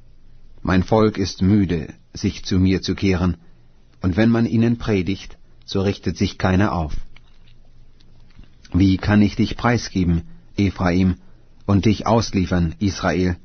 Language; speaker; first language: German; native; German